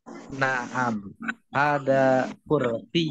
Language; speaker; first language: Arabic; non-native, learner; Indonesian